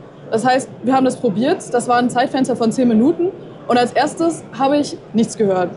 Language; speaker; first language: German; native; German